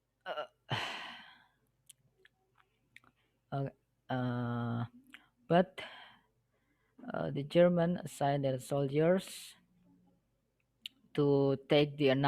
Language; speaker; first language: English; non-native, learner; Indonesian